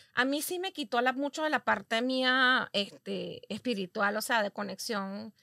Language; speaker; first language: Spanish; native; Spanish